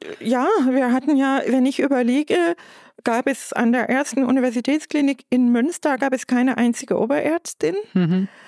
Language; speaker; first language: German; non-native, fluent; Turkish